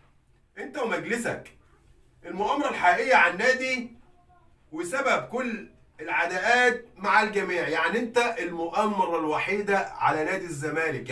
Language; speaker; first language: Arabic; native; Arabic